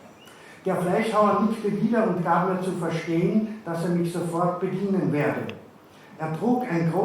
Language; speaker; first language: German; native; German